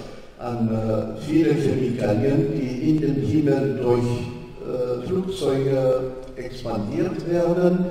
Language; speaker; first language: German; non-native, fluent; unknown